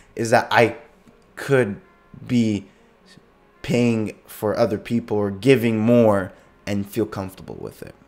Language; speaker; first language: English; native; English